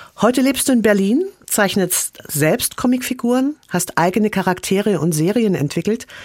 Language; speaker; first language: German; native; German